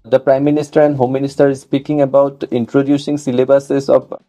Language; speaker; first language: English; non-native, local second language; Assamese